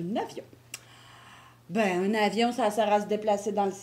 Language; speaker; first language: French; native; French